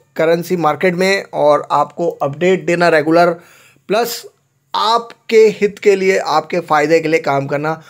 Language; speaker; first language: Hindi; native; Hindi